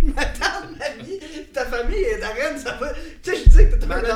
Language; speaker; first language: French; native; French